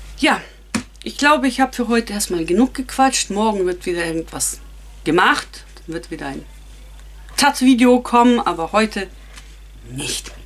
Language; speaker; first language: German; non-native, fluent; Russian